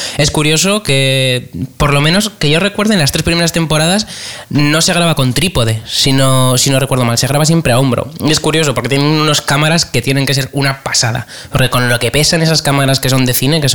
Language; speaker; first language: Spanish; native; Spanish